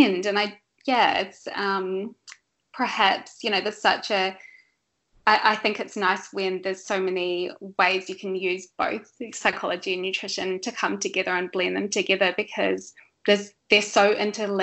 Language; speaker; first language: English; native; English